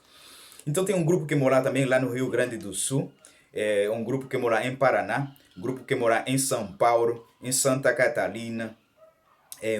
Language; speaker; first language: Portuguese; non-native, learner; Haitian Creole